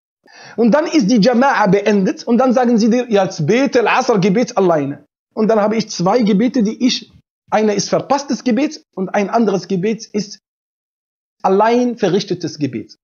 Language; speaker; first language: German; non-native, fluent; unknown